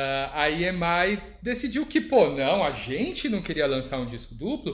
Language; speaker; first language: Portuguese; native; Portuguese